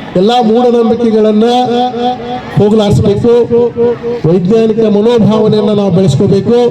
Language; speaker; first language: Kannada; non-native, local second language; Urdu